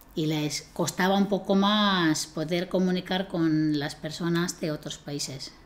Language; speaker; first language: Spanish; non-native, fluent; Estonian